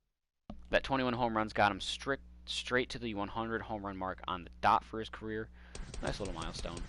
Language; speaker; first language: English; native; English